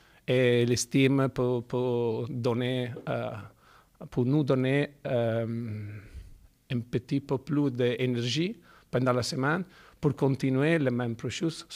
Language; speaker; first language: French; non-native, fluent; Italian